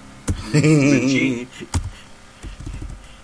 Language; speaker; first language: English; non-native, learner; Indonesian